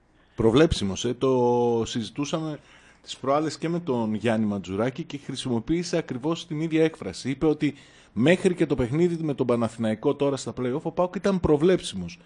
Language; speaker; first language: Greek; native; Greek